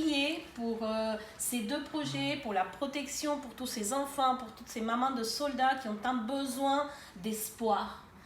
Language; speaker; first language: French; native; French